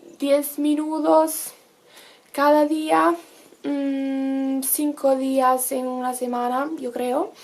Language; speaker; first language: Spanish; non-native, learner; Italian